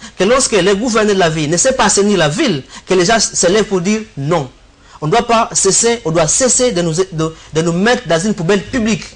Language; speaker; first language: French; non-native, local second language; Swahili